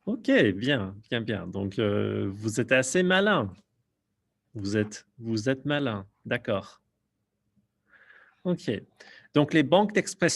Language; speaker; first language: French; non-native, fluent; English